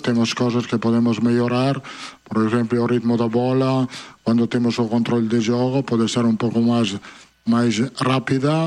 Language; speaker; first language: Portuguese; non-native, fluent; Italian